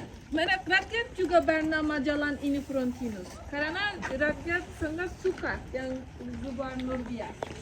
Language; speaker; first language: Indonesian; non-native, learner; Turkish